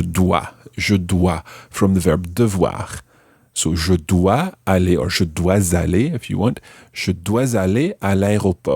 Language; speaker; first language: French; non-native, fluent; English